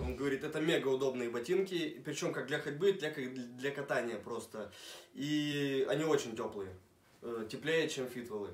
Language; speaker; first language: Russian; native; Russian